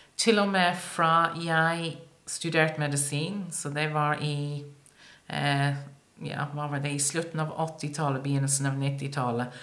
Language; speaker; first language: Norwegian; non-native, fluent; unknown